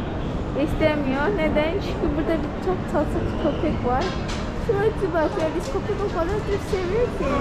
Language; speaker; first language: Turkish; non-native, learner; Indonesian